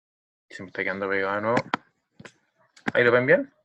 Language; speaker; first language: Spanish; native; Spanish